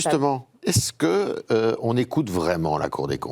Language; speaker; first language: French; native; French